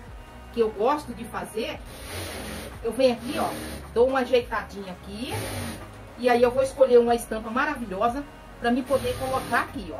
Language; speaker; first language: Portuguese; native; Portuguese